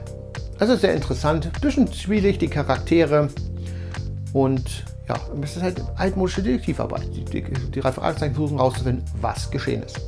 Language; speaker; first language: German; native; German